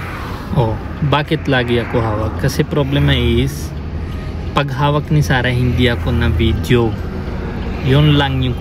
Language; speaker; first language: Filipino; non-native, learner; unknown